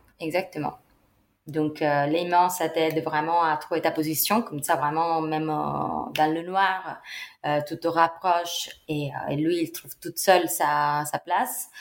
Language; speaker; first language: French; non-native, fluent; Italian